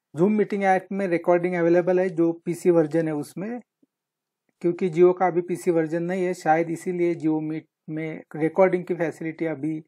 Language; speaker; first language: Hindi; non-native, local second language; Marathi